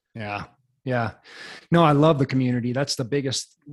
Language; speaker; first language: English; native; English